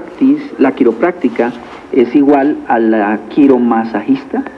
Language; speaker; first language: Spanish; native; Spanish